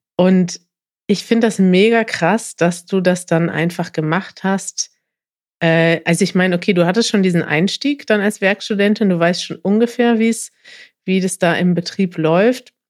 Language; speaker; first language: German; native; German